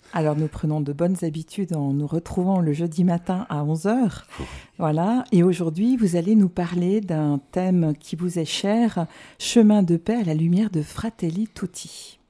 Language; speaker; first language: French; native; French